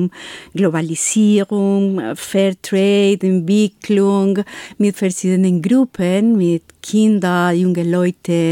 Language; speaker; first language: German; non-native, learner; Spanish